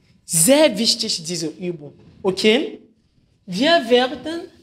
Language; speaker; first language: German; non-native, fluent; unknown